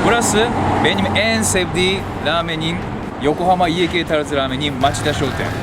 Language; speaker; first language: Turkish; non-native, fluent; Japanese